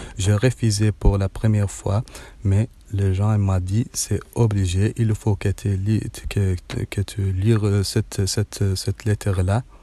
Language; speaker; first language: French; non-native, learner; Arabic